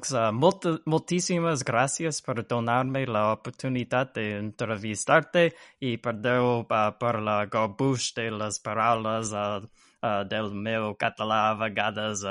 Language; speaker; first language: Catalan; non-native, learner; English